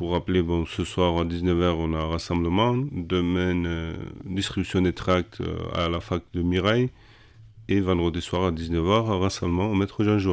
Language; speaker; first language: French; non-native, fluent; Kurdish